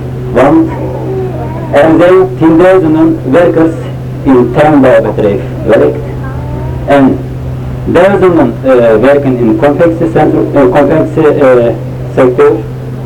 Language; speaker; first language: Dutch; non-native, learner; Turkish